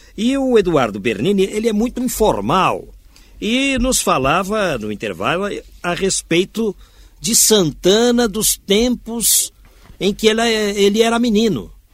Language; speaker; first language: Portuguese; native; Portuguese